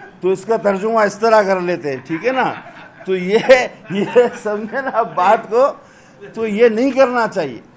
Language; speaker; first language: Urdu; non-native, local second language; Sindhi